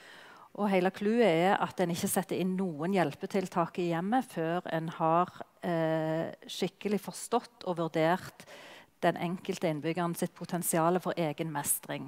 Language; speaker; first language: Norwegian; native; Norwegian